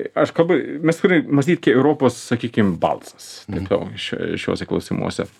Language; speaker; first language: Lithuanian; non-native, fluent; Swedish